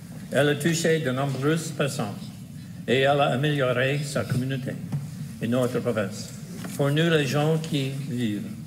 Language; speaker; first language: French; non-native, learner; English